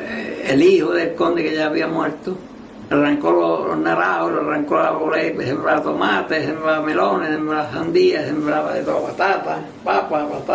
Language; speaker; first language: Spanish; native; Spanish